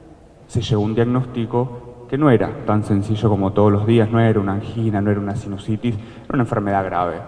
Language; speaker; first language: Spanish; native; Spanish